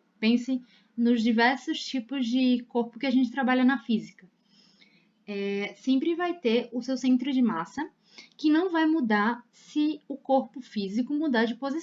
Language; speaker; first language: Portuguese; native; Portuguese